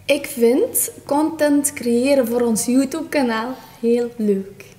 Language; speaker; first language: Dutch; early bilingual, other home language; Turkish